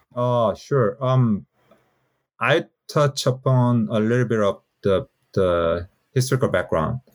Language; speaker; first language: English; non-native, fluent; Korean